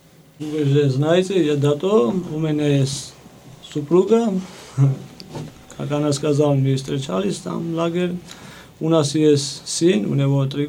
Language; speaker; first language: Russian; non-native, fluent; Georgian